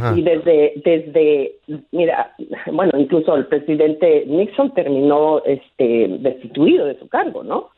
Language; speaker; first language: Spanish; native; Spanish